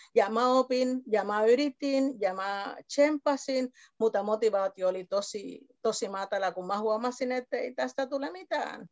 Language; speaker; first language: Finnish; non-native, fluent; Spanish